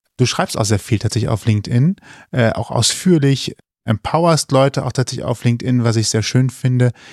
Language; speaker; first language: German; native; German